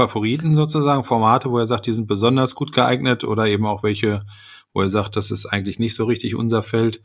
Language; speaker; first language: German; native; German